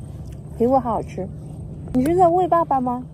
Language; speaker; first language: Chinese; native; Chinese